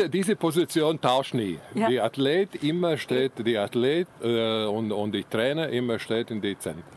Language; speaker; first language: German; non-native, learner; Latvian